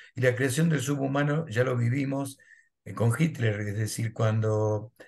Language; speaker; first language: Spanish; native; Spanish